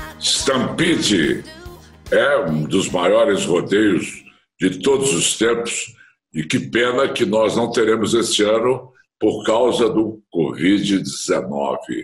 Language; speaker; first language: Portuguese; native; Portuguese